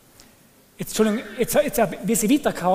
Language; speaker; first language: German; native; German